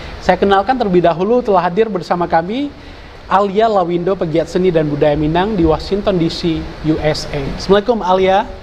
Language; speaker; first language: Indonesian; native; Indonesian